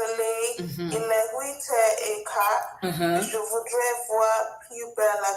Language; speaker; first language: French; non-native, learner; English